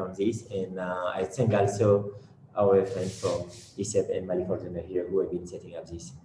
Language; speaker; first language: English; non-native, fluent; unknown